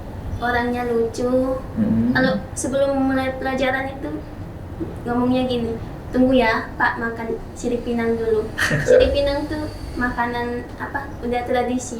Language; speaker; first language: Indonesian; native; Indonesian